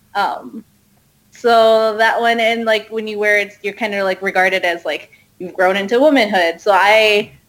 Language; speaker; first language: English; early bilingual, other home language; Hindi